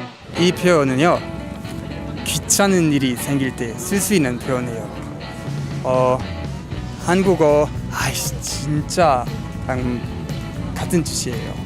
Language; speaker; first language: Korean; non-native, fluent; Luxembourgish